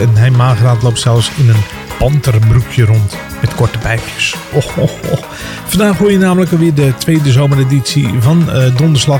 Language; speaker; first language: Dutch; native; Dutch